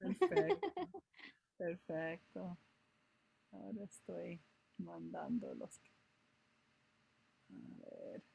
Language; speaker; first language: Spanish; non-native, fluent; English